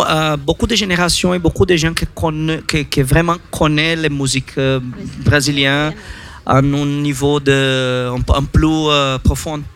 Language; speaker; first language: French; non-native, learner; Portuguese